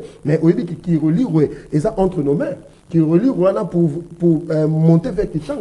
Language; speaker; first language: French; non-native, local second language; Lingala